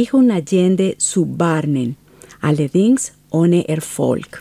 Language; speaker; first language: German; non-native, fluent; Spanish